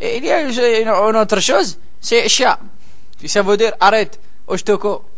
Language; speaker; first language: French; non-native, local second language; Arabic